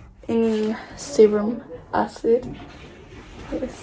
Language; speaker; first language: English; non-native, learner; Indonesian